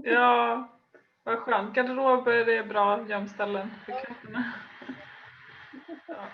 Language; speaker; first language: Swedish; native; Swedish